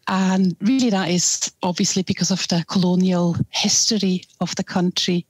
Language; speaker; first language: English; non-native, fluent; German